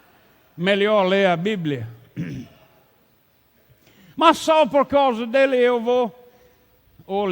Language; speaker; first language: Portuguese; non-native, learner; English